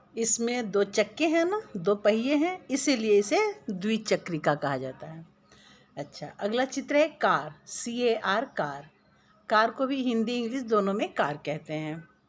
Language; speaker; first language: Hindi; native; Hindi